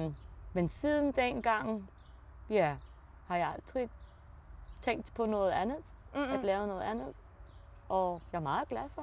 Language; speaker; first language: Danish; early bilingual, heritage; German